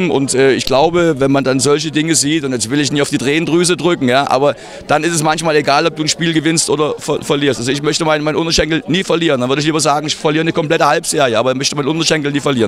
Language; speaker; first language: German; native; German